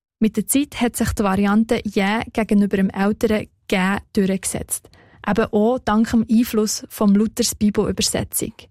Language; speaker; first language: German; native; German